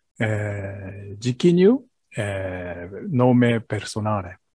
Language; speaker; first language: Italian; non-native, learner; Japanese